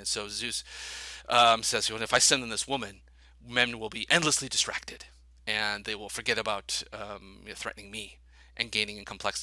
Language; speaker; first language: English; native; English